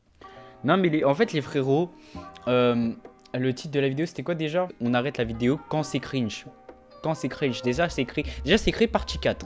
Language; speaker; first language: French; native; French